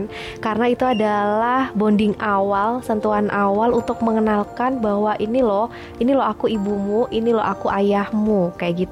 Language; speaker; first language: Indonesian; native; Indonesian